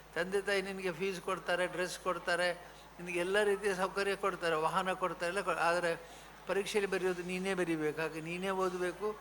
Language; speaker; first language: Kannada; non-native, local second language; Tulu